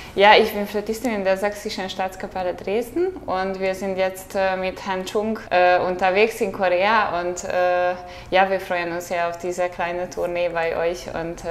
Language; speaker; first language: German; non-native, fluent; Hungarian